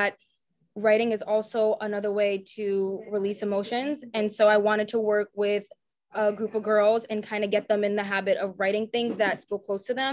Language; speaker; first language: English; native; English